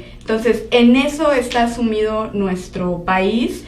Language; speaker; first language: Spanish; native; Spanish